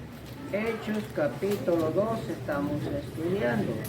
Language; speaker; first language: Spanish; native; Spanish